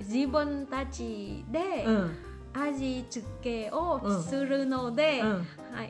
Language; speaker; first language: Japanese; non-native, learner; Vietnamese